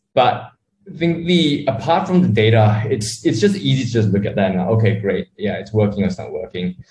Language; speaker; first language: English; native; English